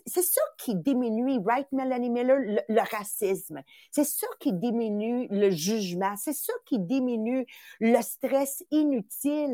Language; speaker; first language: French; native; French